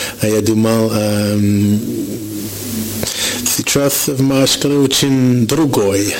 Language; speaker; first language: Russian; non-native, learner; French